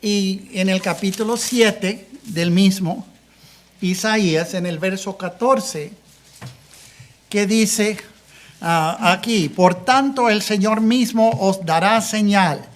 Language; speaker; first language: Spanish; non-native, fluent; English